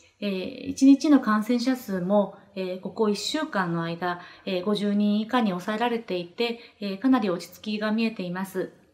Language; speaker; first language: Japanese; native; Japanese